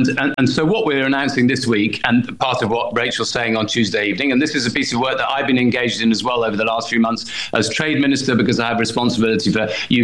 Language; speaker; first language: English; native; English